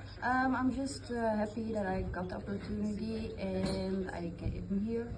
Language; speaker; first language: English; non-native, fluent; Dutch